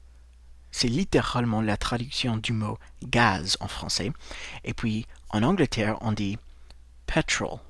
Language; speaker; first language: French; non-native, fluent; English